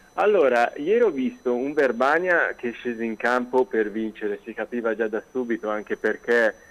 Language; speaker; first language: Italian; native; Italian